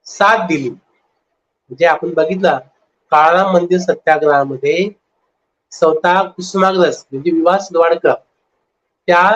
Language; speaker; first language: Marathi; native; Marathi